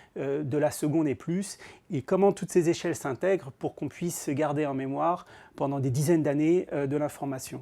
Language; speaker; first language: French; native; French